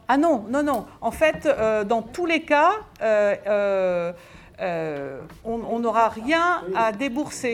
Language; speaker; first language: French; native; French